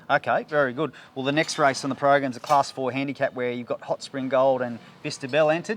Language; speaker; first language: English; native; English